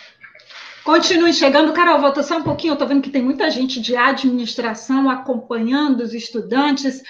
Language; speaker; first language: Portuguese; native; Portuguese